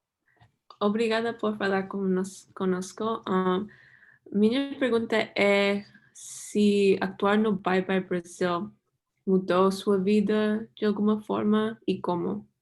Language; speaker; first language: Portuguese; non-native, learner; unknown